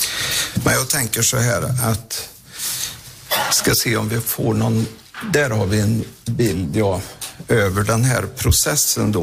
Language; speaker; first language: Swedish; native; Swedish